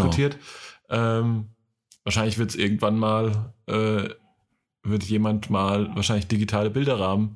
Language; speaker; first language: German; native; German